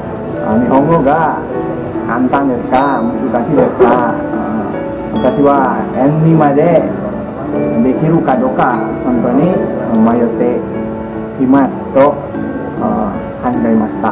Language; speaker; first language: Japanese; non-native, learner; Indonesian